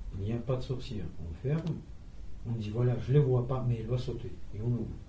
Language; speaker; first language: French; non-native, fluent; Russian